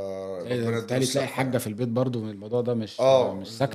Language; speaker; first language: Arabic; native; Arabic